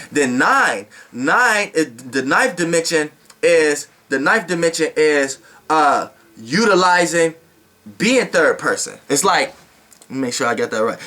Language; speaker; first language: English; native; English